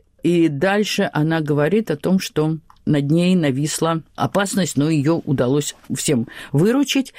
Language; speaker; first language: Russian; native; Russian